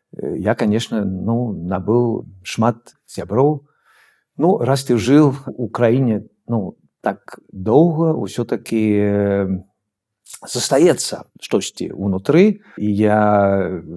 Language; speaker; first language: Belarusian; non-native, learner; Swedish